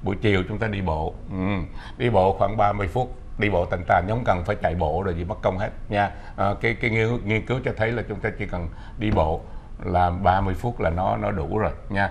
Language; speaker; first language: Vietnamese; native; Vietnamese